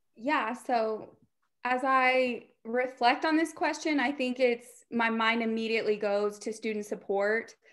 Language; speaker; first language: English; native; English